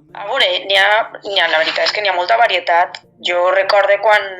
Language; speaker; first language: Catalan; native; Catalan